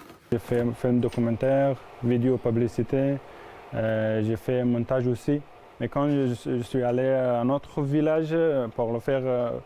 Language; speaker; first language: French; non-native, learner; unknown